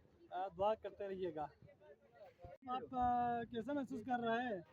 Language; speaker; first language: Hindi; non-native, local second language; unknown